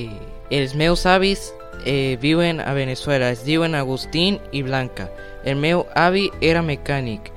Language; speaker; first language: Catalan; non-native, learner; Spanish